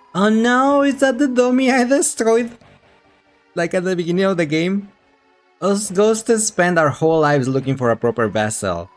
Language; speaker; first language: English; non-native, fluent; Spanish